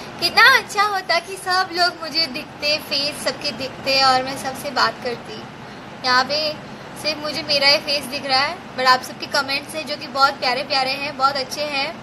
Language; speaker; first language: Hindi; non-native, local second language; Gujarati